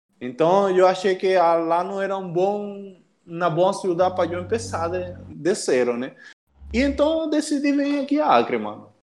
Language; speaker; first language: Portuguese; non-native, fluent; Spanish